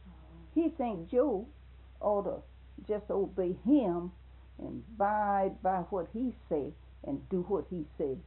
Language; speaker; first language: English; native; English